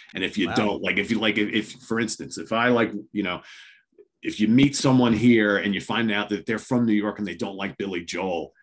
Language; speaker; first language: English; native; English